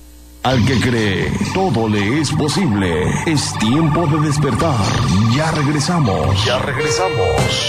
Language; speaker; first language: Spanish; native; Spanish